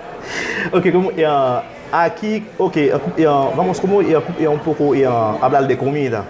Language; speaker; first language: Spanish; non-native, fluent; Haitian Creole